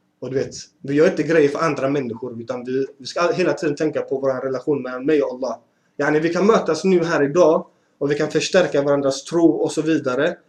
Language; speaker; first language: Swedish; early bilingual, other home language; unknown